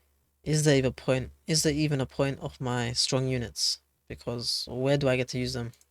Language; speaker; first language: English; native; English